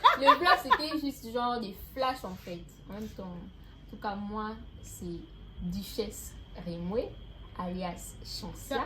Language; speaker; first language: French; native; French